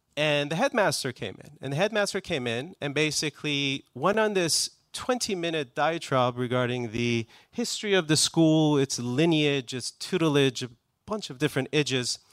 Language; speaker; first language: English; non-native, fluent; Persian